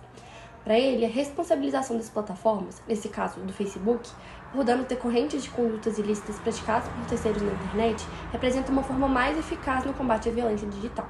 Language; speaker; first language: Portuguese; native; Portuguese